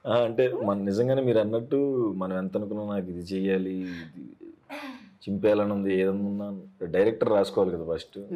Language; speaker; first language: Telugu; native; Telugu